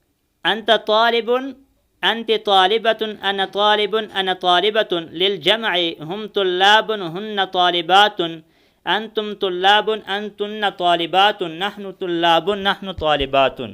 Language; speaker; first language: Arabic; non-native, fluent; Urdu